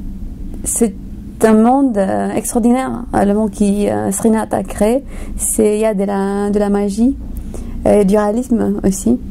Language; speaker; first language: French; non-native, fluent; Romanian